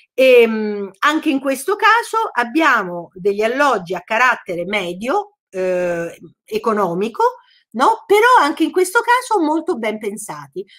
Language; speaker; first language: Italian; native; Italian